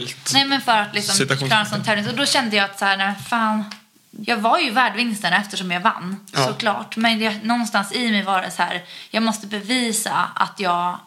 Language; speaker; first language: Swedish; native; Swedish